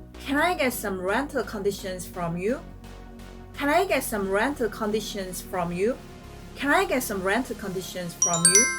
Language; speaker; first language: English; non-native, fluent; Korean